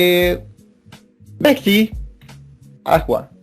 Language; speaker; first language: French; non-native, learner; Spanish